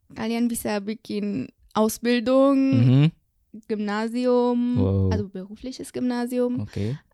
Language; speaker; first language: Indonesian; early bilingual, other home language; German